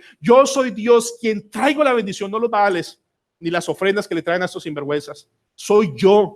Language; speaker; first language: Spanish; native; Spanish